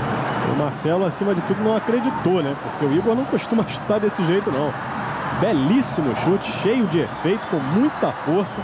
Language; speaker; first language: Portuguese; native; Portuguese